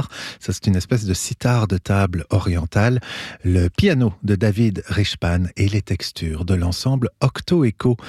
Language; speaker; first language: French; native; French